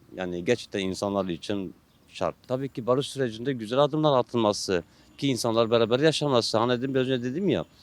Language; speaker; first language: Turkish; non-native, local second language; Kurdish